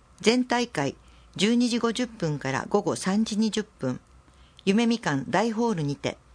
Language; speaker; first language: Japanese; native; Japanese